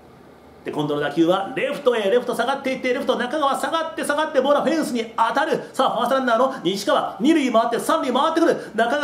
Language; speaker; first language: Japanese; native; Japanese